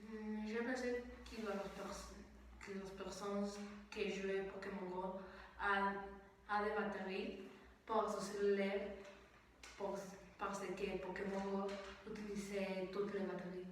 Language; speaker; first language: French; non-native, learner; Spanish